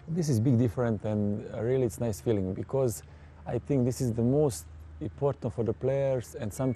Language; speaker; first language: English; non-native, fluent; Serbian